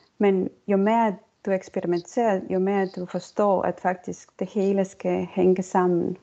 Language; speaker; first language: Danish; non-native, fluent; Estonian